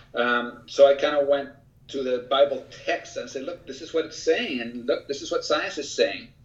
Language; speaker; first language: English; early bilingual, other home language; Spanish